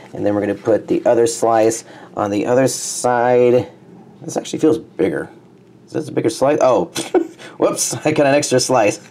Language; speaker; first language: English; native; English